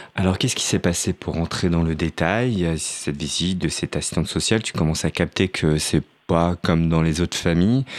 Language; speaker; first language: French; native; French